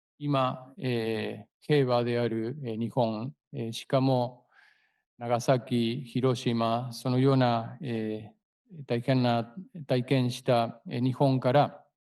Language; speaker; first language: Japanese; non-native, fluent; Spanish